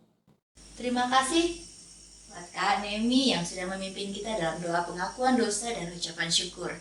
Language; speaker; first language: Indonesian; native; Indonesian